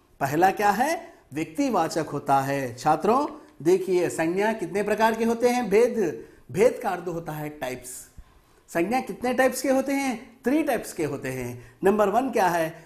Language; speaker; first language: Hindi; non-native, local second language; Telugu